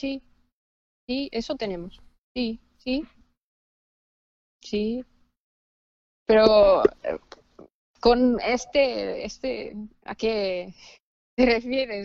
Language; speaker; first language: Spanish; non-native, fluent; Finnish